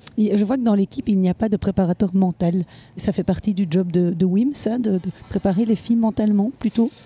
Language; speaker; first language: French; native; French